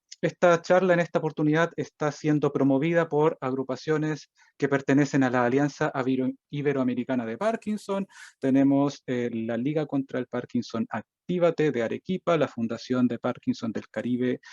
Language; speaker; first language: Spanish; native; Spanish